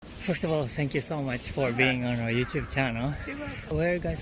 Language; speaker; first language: English; non-native, fluent; Japanese